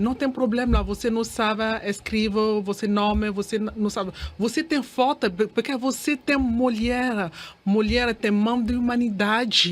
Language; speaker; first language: Portuguese; non-native, learner; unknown